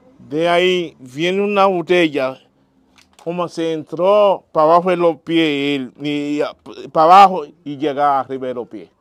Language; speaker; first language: Spanish; non-native, learner; Haitian Creole